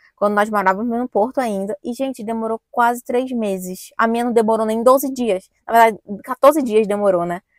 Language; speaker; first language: Portuguese; native; Portuguese